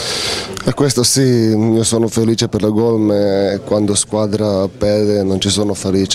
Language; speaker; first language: Italian; non-native, fluent; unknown